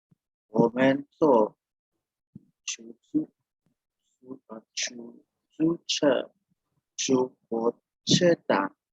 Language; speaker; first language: Chinese; non-native, learner; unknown